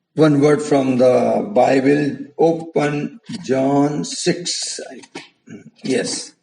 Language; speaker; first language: English; non-native, local second language; Hindi